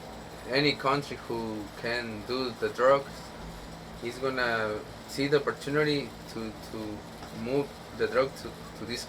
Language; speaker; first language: English; non-native, learner; Spanish